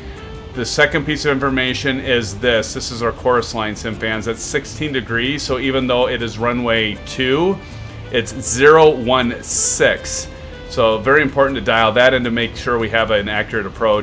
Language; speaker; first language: English; native; English